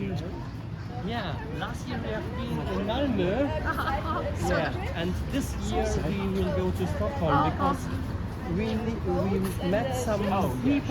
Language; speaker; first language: English; non-native, learner; German